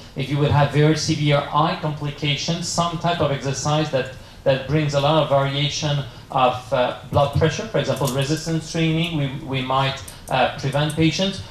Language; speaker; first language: English; non-native, fluent; French